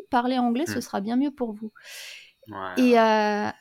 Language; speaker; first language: French; native; French